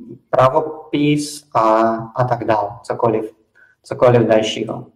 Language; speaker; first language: Czech; non-native, fluent; Russian